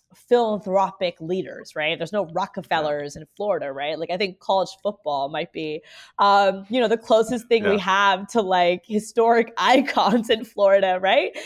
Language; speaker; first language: English; native; English